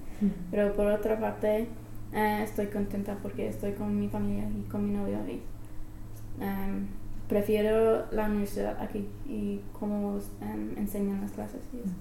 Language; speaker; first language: Spanish; non-native, learner; English